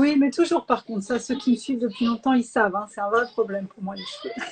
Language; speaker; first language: French; native; French